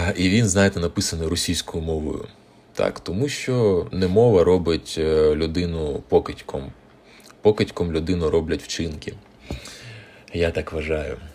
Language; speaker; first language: Ukrainian; non-native, local second language; Russian